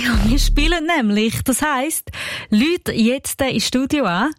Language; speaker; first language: German; native; German